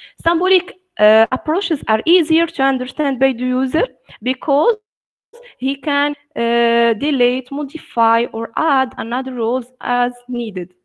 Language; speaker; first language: English; non-native, fluent; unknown